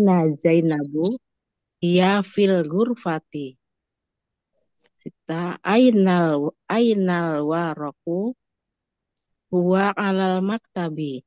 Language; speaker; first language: Arabic; non-native, learner; Indonesian